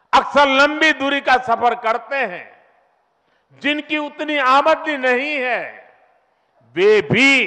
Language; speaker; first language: Hindi; non-native, local second language; Gujarati